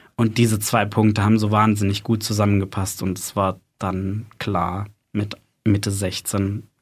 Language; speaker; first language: German; native; German